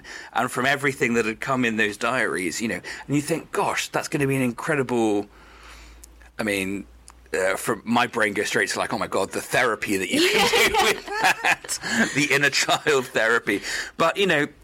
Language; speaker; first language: English; native; English